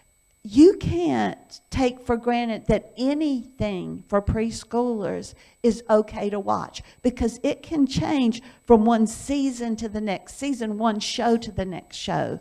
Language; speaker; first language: English; native; English